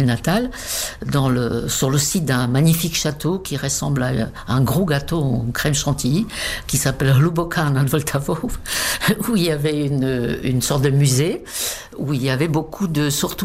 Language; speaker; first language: French; non-native, fluent; Czech